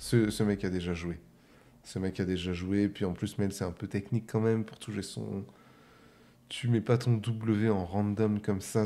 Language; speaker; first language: French; native; French